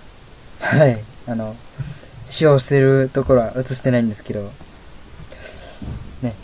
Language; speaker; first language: Japanese; native; Japanese